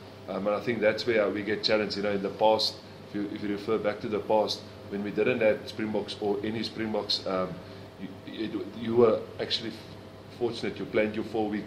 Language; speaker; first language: English; non-native, local second language; Afrikaans